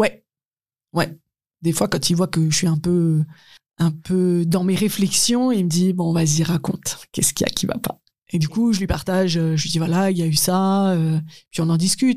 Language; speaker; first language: French; native; French